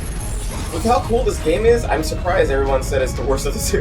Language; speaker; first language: English; native; English